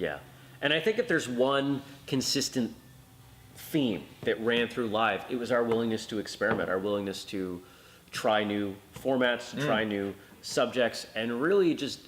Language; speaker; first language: English; native; English